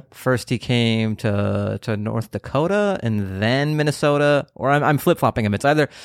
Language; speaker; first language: English; early bilingual, other home language; Persian